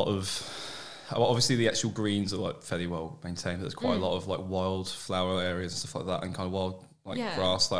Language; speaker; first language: English; native; English